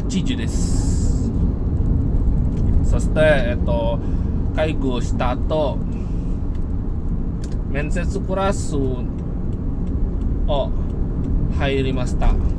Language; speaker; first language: Japanese; non-native, learner; Indonesian